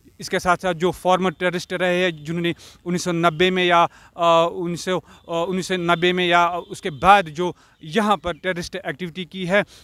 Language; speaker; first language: Hindi; non-native, local second language; Kashmiri